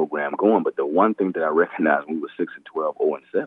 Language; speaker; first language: English; native; English